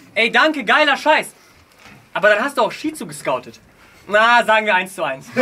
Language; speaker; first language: German; early bilingual, other home language; Russian